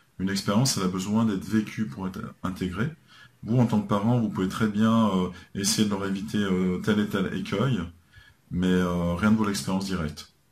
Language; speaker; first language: French; native; French